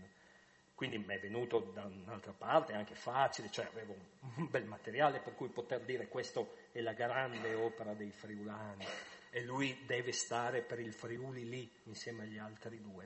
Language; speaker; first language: Italian; native; Italian